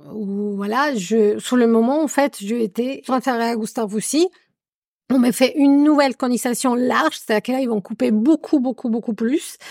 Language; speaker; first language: French; non-native, fluent; Spanish